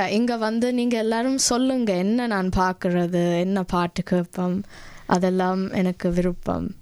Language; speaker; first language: Tamil; early bilingual, heritage; Tamil